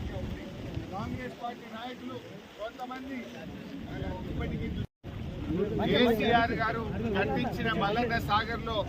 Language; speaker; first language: Telugu; native; Telugu